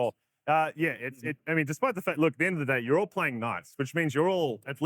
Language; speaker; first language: English; native; English